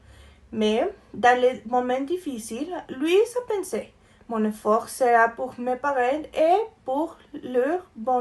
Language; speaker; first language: French; non-native, learner; Spanish